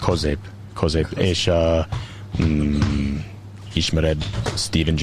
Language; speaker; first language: Hungarian; non-native, learner; English